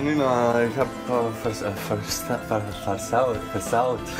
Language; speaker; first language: German; non-native, fluent; Greek